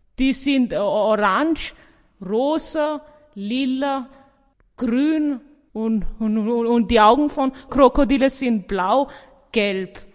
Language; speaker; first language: German; early bilingual, other home language; Persian